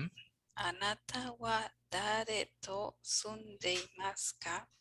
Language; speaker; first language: Japanese; non-native, learner; English